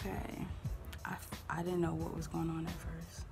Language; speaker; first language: English; native; English